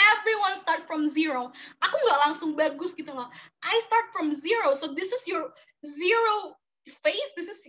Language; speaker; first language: English; non-native, fluent; Indonesian